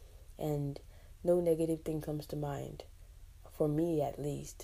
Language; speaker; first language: English; native; English